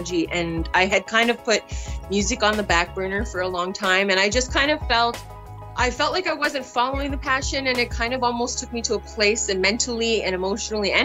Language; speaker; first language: English; native; English